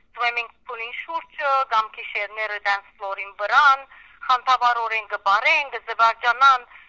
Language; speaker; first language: Armenian; early bilingual, heritage; Armenian